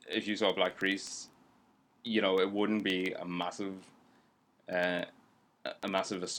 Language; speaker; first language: English; native; English